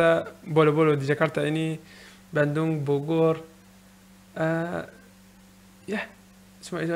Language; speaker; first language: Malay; non-native, learner; Arabic